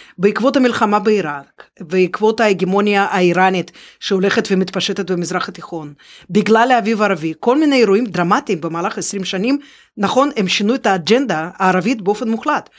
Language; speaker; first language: Hebrew; non-native, fluent; Russian